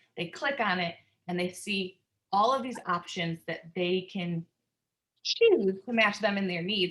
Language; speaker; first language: English; native; English